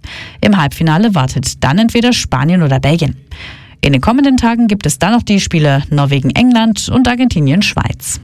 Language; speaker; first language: German; native; German